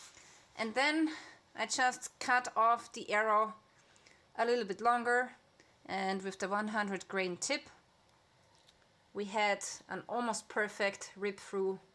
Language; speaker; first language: English; non-native, fluent; German